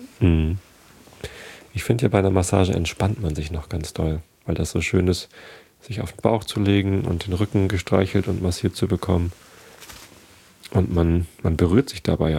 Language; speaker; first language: German; native; German